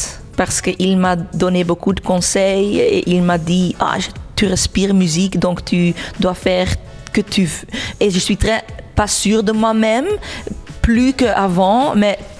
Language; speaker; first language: French; non-native, local second language; Dutch